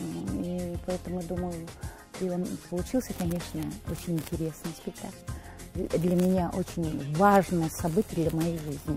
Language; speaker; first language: Russian; non-native, local second language; Kazakh